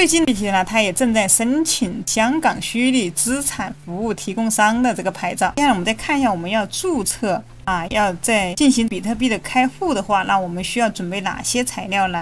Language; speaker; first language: Chinese; native; Chinese